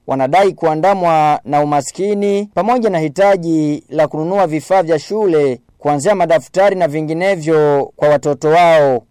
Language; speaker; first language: Swahili; non-native, local second language; Rundi